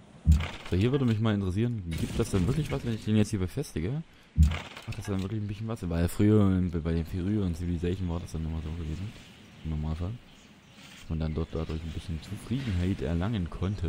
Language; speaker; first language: German; native; German